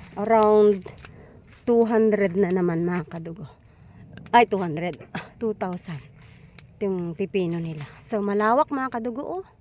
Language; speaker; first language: Filipino; non-native, local second language; Iloko